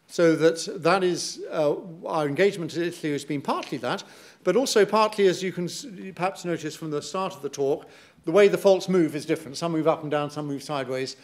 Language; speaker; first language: English; native; English